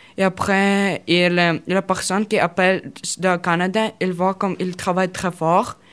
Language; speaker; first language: French; non-native, learner; Russian